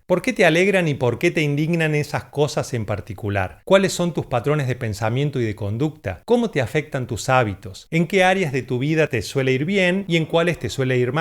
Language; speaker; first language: Spanish; native; Spanish